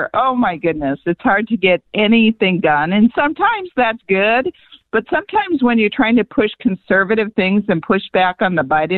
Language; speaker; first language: English; native; English